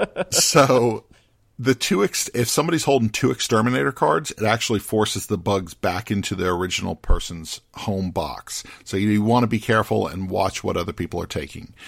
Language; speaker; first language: English; native; English